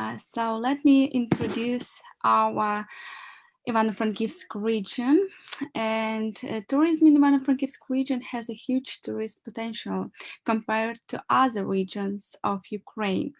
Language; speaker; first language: English; non-native, learner; Ukrainian